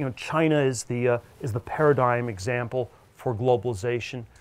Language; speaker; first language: English; native; English